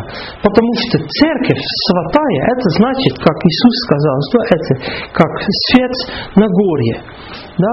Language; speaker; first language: Russian; non-native, fluent; Dutch